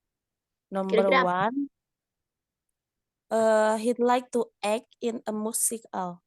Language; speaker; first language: English; non-native, learner; Indonesian